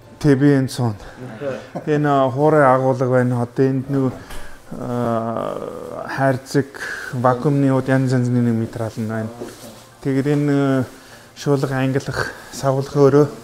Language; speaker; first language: Mongolian; non-native, fluent; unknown